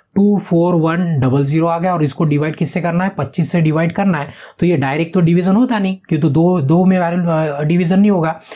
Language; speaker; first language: Hindi; non-native, local second language; Marathi